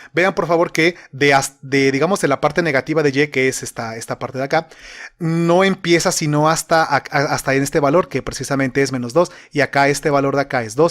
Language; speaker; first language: Spanish; native; Spanish